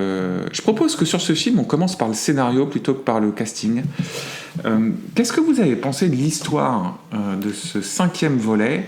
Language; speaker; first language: French; native; French